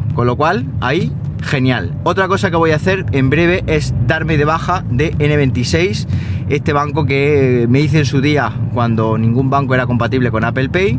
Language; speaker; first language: Spanish; native; Spanish